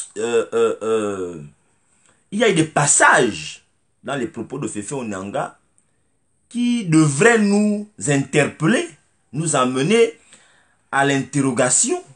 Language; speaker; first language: French; native; French